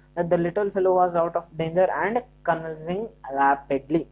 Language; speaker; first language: English; non-native, local second language; Kannada